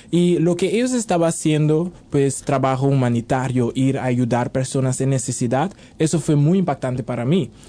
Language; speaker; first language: Spanish; non-native, fluent; Papiamento